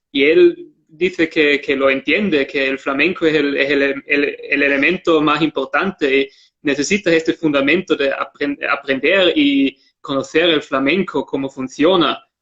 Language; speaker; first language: Spanish; non-native, fluent; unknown